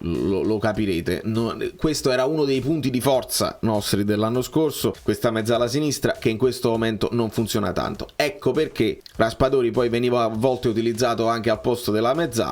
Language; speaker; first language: Italian; native; Italian